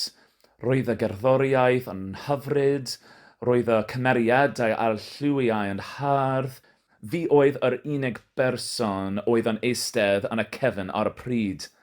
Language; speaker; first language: Welsh; non-native, learner; English